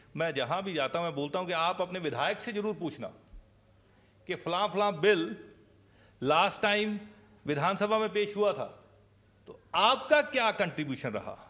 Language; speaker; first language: Hindi; non-native, local second language; Punjabi